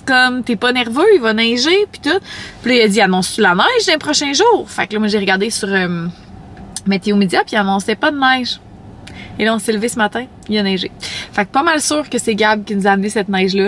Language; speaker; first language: French; native; French